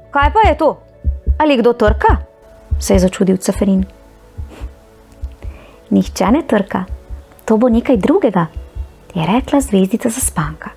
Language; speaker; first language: Slovenian; native; Slovenian